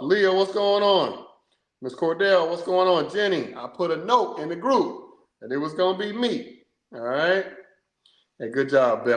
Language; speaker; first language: English; native; English